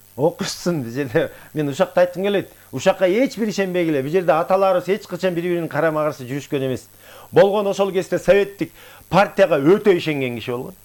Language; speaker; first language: Kyrgyz; native; Kyrgyz